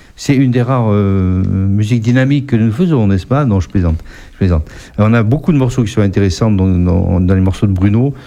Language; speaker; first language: French; native; French